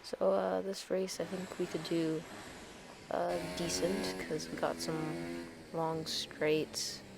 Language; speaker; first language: English; native; English